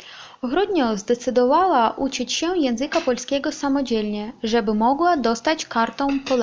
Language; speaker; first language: Polish; non-native, learner; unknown